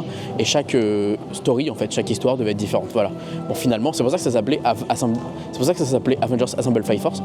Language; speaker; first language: French; native; French